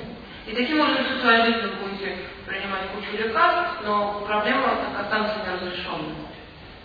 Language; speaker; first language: Russian; native; Russian